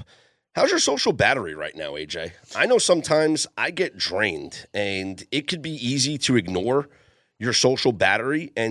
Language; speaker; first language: English; native; English